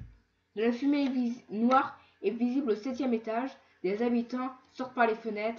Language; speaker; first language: French; native; French